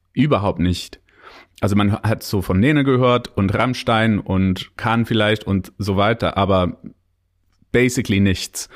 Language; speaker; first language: German; non-native, fluent; English